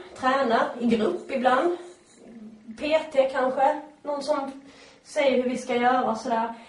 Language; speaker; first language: Swedish; native; Swedish